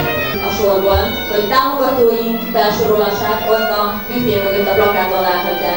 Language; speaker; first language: Hungarian; native; Hungarian